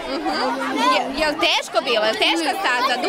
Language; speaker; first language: Serbian; native; Serbian